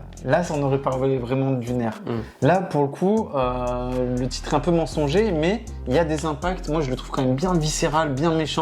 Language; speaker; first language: French; native; French